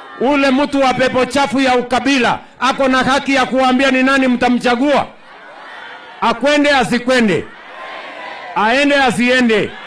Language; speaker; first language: Swahili; non-native, local second language; Kalenjin